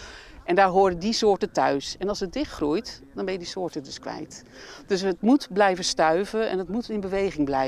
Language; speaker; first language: Dutch; native; Dutch